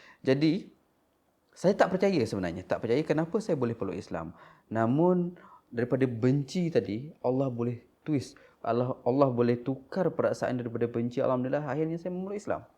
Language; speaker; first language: Malay; non-native, local second language; Iban